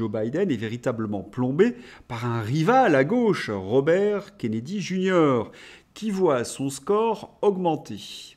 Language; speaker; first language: French; native; French